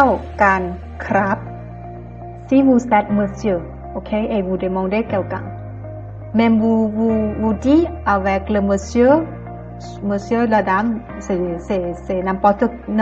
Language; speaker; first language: French; non-native, fluent; Thai